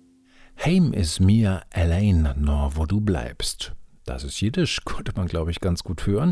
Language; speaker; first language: German; native; German